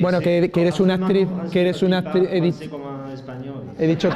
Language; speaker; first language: Spanish; native; Spanish